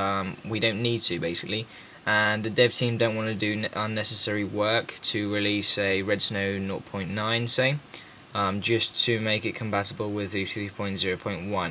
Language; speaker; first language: English; native; English